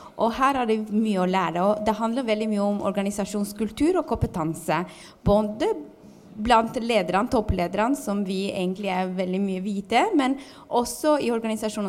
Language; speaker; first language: Norwegian; non-native, fluent; Albanian